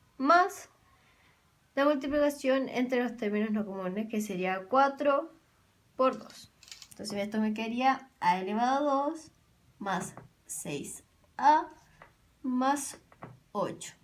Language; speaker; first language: Spanish; native; Spanish